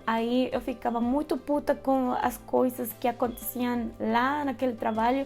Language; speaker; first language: Portuguese; non-native, fluent; Spanish